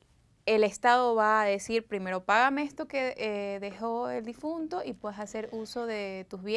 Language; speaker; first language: Spanish; native; Spanish